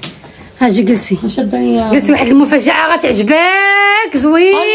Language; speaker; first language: Arabic; native; Arabic